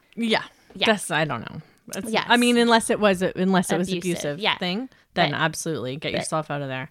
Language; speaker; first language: English; native; English